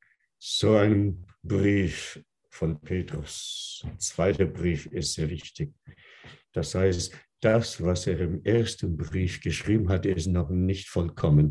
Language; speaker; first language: German; non-native, fluent; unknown